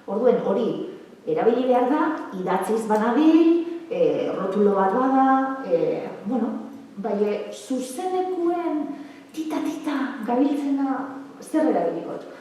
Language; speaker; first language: Basque; native; Basque